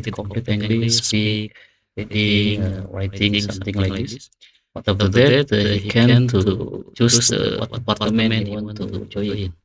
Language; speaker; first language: English; non-native, learner; Indonesian